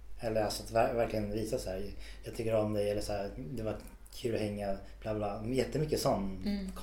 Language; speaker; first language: Swedish; native; Swedish